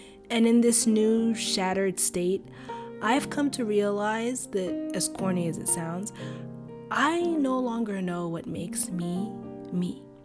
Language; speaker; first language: English; early bilingual, other home language; Arabic